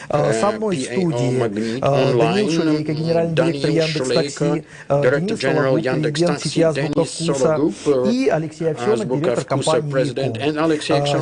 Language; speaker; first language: Russian; native; Russian